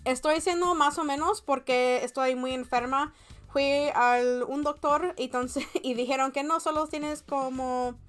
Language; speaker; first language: Spanish; non-native, learner; English